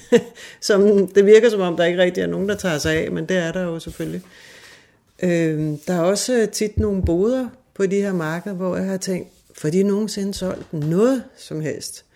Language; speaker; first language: Danish; native; Danish